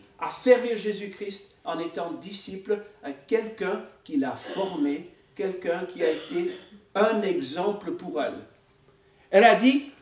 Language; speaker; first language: French; non-native, fluent; English